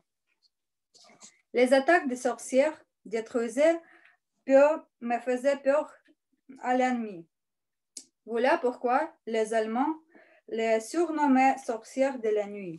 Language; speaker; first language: French; non-native, learner; Russian